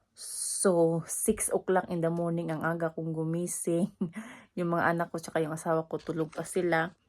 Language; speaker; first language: Filipino; non-native, local second language; Cebuano